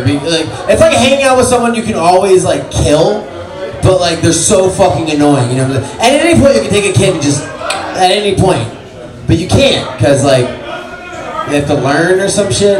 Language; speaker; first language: English; native; English